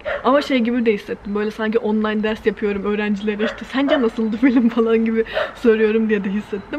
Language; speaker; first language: Turkish; native; Turkish